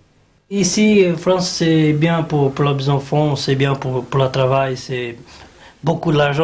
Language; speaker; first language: French; non-native, learner; Portuguese